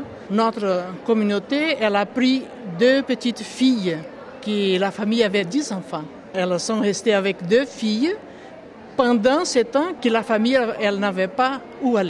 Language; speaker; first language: French; non-native, local second language; Portuguese